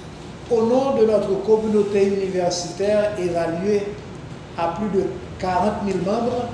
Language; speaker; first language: French; non-native, local second language; Haitian Creole